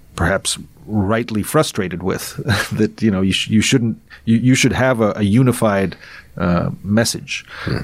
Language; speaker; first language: English; non-native, fluent; Russian